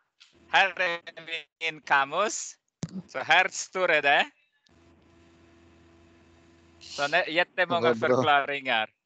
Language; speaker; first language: Swedish; non-native, fluent; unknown